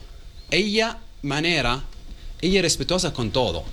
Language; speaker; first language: Spanish; non-native, learner; Arabic